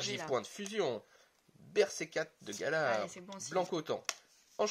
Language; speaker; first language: French; native; French